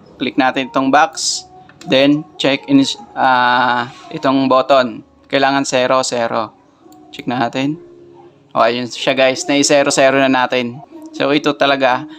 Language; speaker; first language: Filipino; native; Filipino